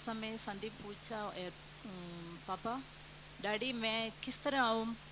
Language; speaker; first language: Hindi; non-native, local second language; Malayalam